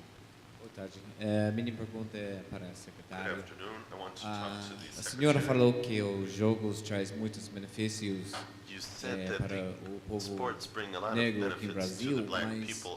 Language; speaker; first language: Portuguese; non-native, fluent; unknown